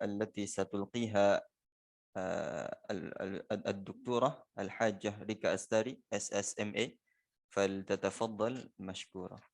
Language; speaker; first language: Arabic; non-native, fluent; Indonesian